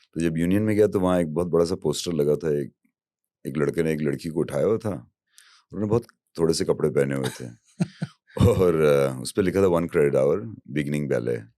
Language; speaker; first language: Urdu; native; Urdu